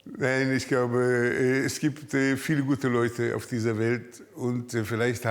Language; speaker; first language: German; early bilingual, heritage; German